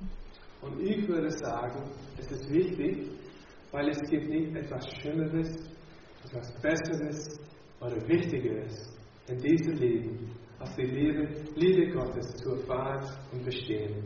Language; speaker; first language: German; non-native, fluent; English